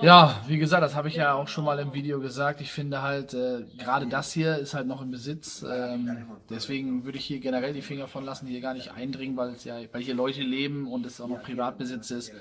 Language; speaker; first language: German; native; German